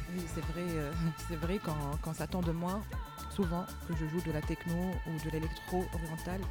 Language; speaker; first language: French; non-native, local second language; Arabic